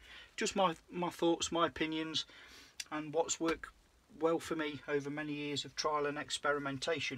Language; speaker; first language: English; native; English